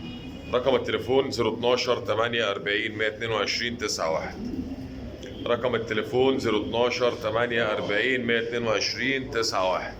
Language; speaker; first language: Arabic; native; Arabic